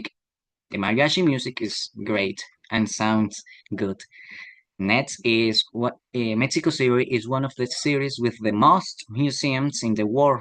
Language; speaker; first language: English; non-native, learner; Spanish